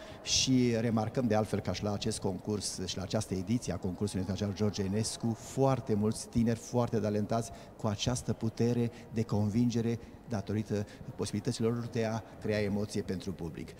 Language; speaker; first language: Romanian; native; Romanian